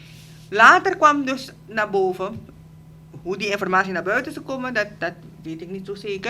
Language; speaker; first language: Dutch; native; Dutch